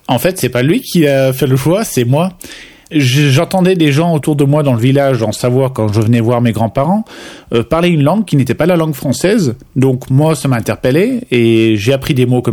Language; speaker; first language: French; non-native, fluent; Dutch